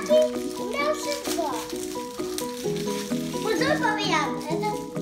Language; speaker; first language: Russian; early bilingual, heritage; Russian